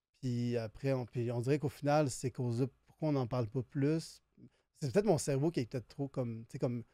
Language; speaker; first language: French; native; French